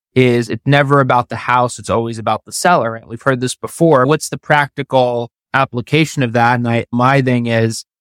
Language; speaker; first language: English; native; English